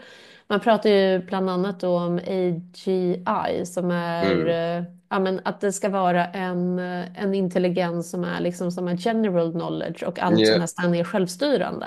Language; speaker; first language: Swedish; native; Swedish